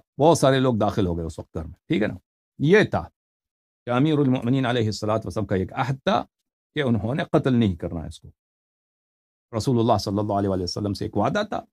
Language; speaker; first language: Urdu; non-native, fluent; Persian